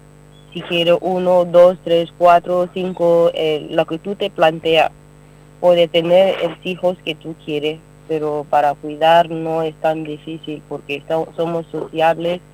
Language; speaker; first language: Spanish; non-native, learner; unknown